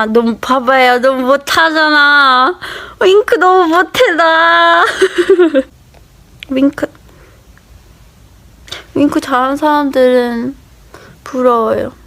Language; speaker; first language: Korean; early bilingual, heritage; English